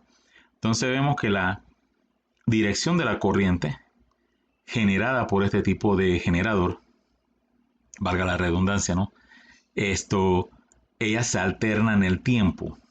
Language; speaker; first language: Spanish; native; Spanish